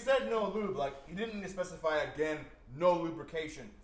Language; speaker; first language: English; native; English